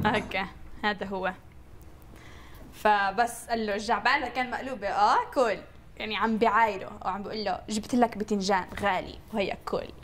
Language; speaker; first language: Arabic; native; Arabic